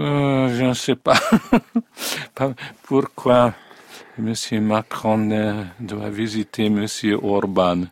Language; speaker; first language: French; non-native, fluent; Hungarian